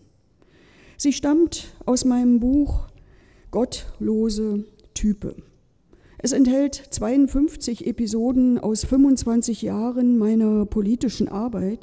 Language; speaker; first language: German; native; German